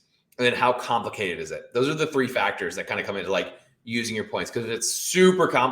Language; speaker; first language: English; native; English